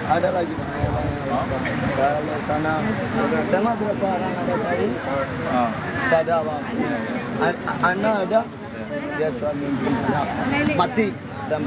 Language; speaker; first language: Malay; non-native, learner; Rohingya